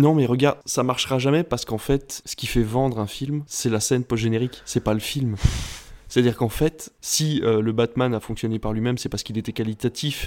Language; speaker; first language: French; native; French